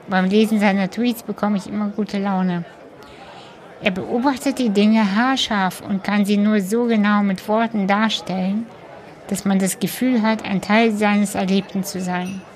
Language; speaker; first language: German; early bilingual, other home language; Russian